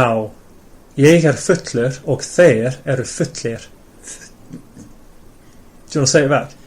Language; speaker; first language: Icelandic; non-native, fluent; English